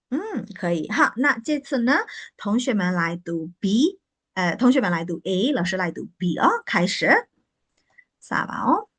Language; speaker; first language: Chinese; non-native, fluent; Burmese